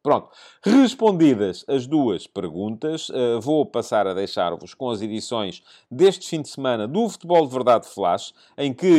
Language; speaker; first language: Portuguese; native; Portuguese